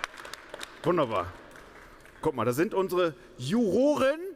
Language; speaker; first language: German; native; German